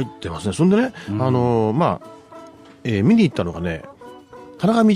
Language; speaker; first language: Japanese; native; Japanese